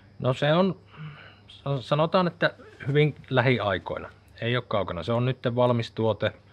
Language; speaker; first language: Finnish; native; Finnish